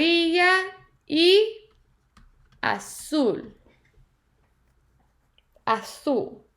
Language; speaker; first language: Spanish; non-native, learner; English